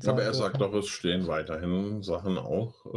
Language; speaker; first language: German; native; German